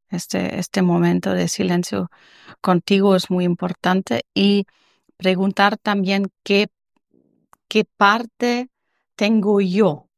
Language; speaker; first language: Spanish; non-native, learner; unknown